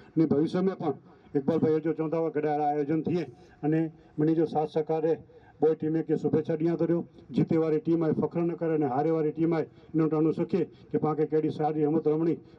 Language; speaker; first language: Gujarati; non-native, local second language; Kachhi